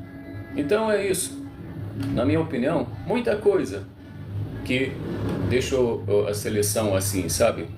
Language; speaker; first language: Portuguese; non-native, local second language; Arabic